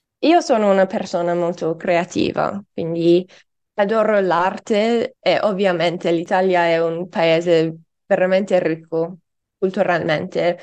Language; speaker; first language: Italian; non-native, fluent; English